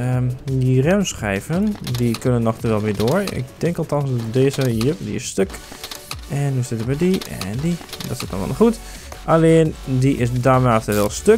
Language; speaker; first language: Dutch; native; Dutch